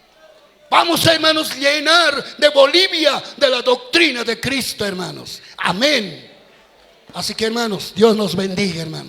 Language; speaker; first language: Spanish; native; Spanish